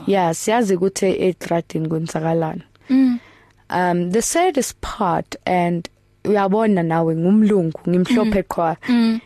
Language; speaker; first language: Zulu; non-native, local second language; Afrikaans